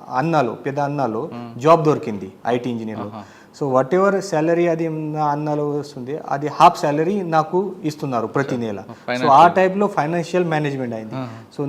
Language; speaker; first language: Telugu; non-native, learner; Marathi